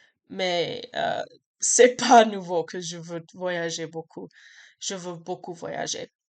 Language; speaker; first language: French; non-native, learner; English